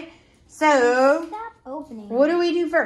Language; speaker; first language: English; native; English